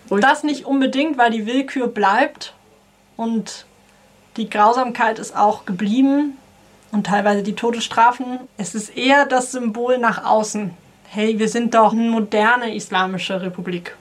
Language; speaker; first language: German; native; German